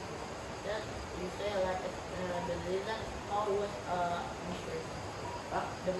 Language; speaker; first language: English; non-native, learner; Indonesian